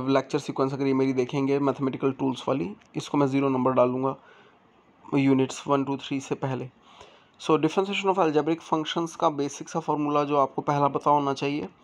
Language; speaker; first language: Hindi; native; Hindi